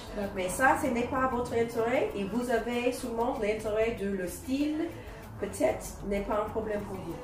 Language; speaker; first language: French; non-native, learner; English